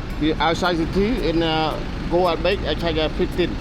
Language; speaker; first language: English; non-native, learner; Khmer